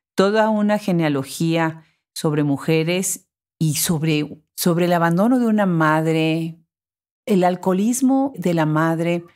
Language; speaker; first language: Spanish; native; Spanish